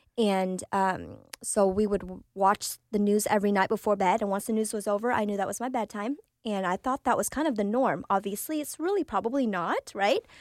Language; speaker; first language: English; early bilingual, other home language; Vietnamese